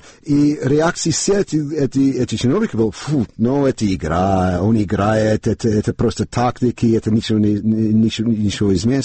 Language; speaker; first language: Russian; non-native, learner; English